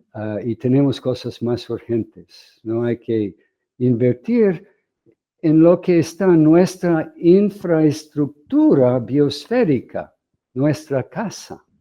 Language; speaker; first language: Spanish; non-native, fluent; English